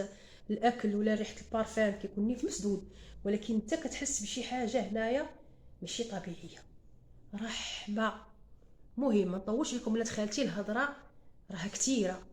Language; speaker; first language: Arabic; native; Arabic